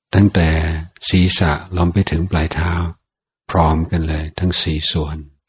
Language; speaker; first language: Thai; non-native, fluent; English